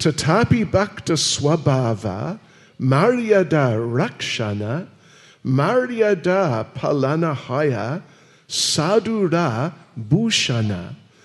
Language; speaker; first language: Russian; non-native, learner; English